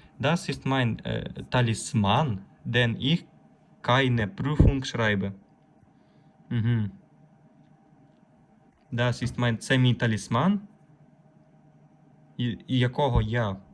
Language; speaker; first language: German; non-native, learner; Ukrainian